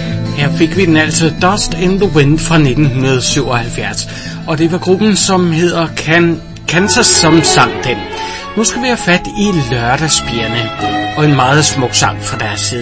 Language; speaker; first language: Danish; native; Danish